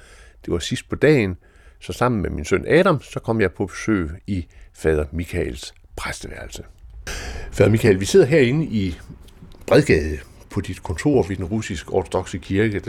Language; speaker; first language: Danish; native; Danish